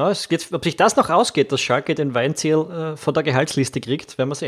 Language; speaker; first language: German; native; German